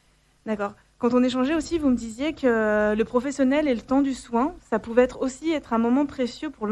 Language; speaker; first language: French; native; French